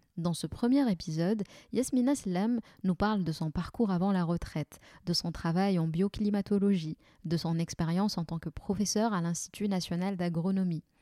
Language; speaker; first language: French; non-native, local second language; Arabic